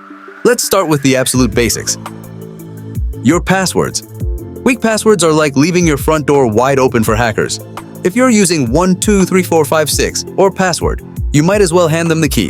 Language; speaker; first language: English; native; English